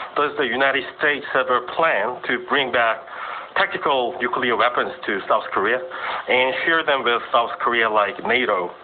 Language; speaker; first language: English; non-native, fluent; Korean